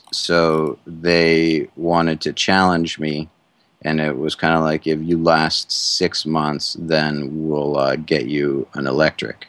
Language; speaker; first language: English; native; English